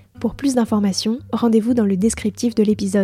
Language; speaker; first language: French; native; French